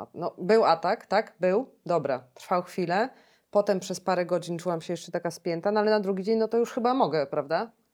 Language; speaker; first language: Polish; native; Polish